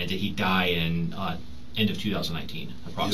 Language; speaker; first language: English; native; English